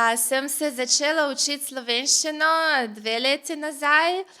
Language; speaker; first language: Slovenian; non-native, learner; Russian